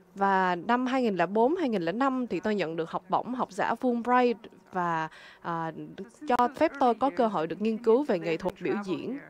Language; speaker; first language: Vietnamese; non-native, fluent; French